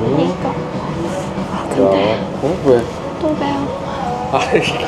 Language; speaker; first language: Korean; non-native, learner; Vietnamese